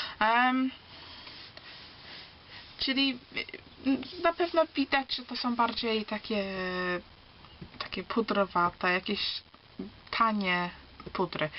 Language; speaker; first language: Polish; early bilingual, heritage; Polish